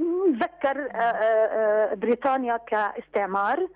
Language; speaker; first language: Arabic; native; Arabic